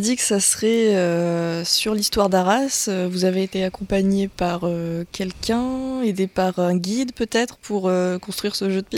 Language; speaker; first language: French; native; French